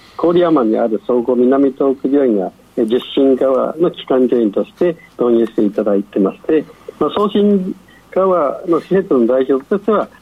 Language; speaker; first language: Japanese; non-native, fluent; Chinese